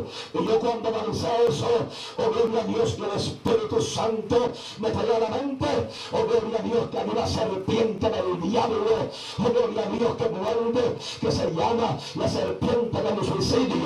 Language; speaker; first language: Spanish; native; Spanish